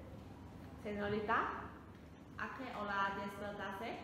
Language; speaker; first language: Spanish; non-native, learner; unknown